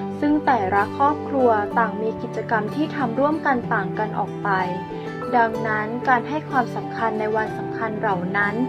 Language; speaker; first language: Thai; native; Thai